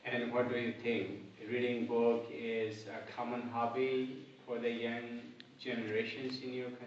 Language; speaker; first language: English; non-native, local second language; Bangla